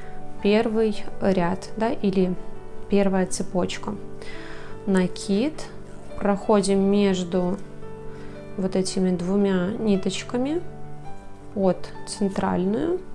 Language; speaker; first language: Russian; native; Russian